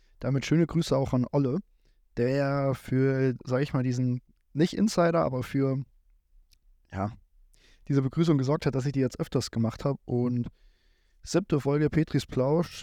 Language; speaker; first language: German; native; German